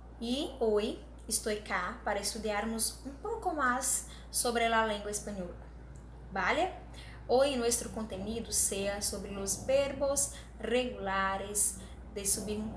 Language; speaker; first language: Spanish; non-native, learner; Portuguese